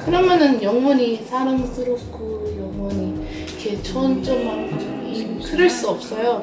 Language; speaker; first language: Korean; non-native, fluent; English